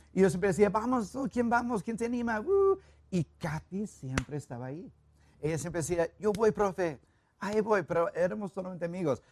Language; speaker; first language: Spanish; non-native, fluent; English